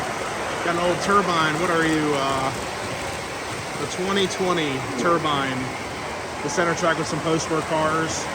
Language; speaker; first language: English; native; English